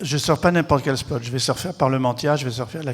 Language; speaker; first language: French; native; French